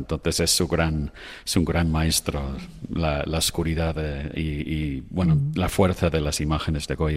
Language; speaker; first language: Spanish; non-native, fluent; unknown